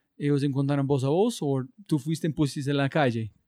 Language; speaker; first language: Spanish; non-native, learner; English